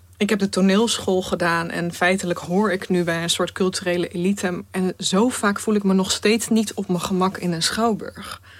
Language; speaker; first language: Dutch; early bilingual, other home language; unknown